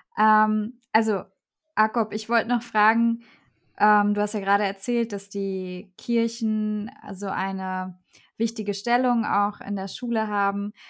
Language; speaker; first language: German; native; German